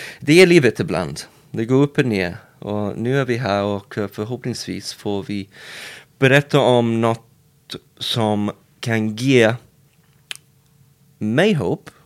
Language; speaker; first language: Swedish; non-native, learner; English